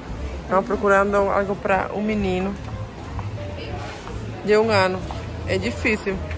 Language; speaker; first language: Portuguese; non-native, fluent; Spanish